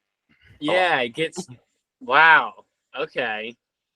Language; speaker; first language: English; native; English